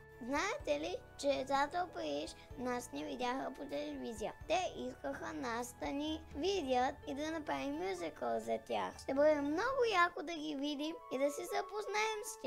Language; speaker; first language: Bulgarian; early bilingual, heritage; Bulgarian